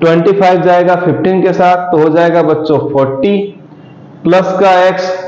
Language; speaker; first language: Hindi; native; Hindi